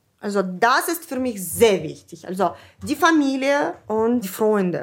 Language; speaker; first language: German; non-native, fluent; Ukrainian